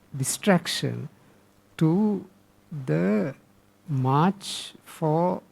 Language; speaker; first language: English; non-native, local second language; Sinhala